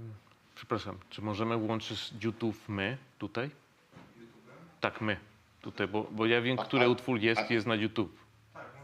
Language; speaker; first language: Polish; non-native, fluent; Spanish